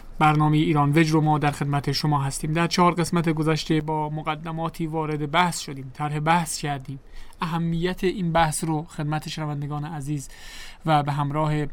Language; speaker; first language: Persian; native; Persian